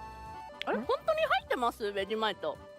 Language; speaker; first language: Japanese; native; Japanese